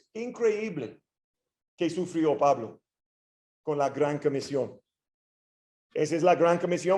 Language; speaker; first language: Spanish; non-native, fluent; English